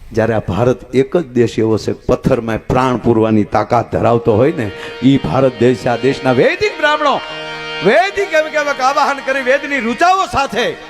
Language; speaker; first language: Gujarati; native; Gujarati